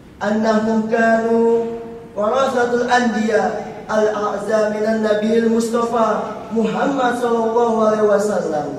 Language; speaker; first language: Arabic; non-native, learner; Indonesian